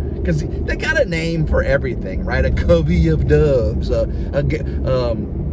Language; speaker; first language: English; native; English